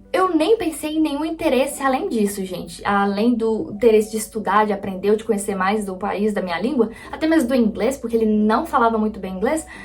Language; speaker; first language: Portuguese; native; Portuguese